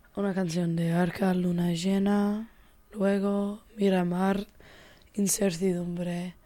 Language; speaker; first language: Spanish; non-native, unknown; English